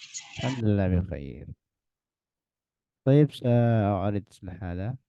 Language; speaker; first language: Arabic; non-native, fluent; Indonesian